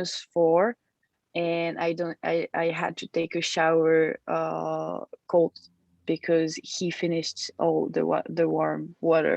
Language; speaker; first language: English; non-native, fluent; French